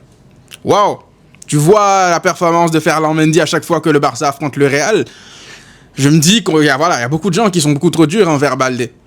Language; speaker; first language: French; native; French